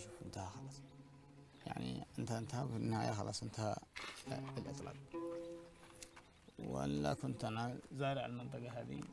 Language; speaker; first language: Arabic; native; Arabic